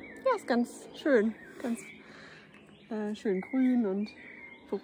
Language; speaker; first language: German; native; German